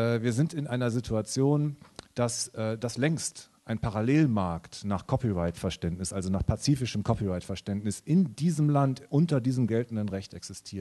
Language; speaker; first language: German; native; German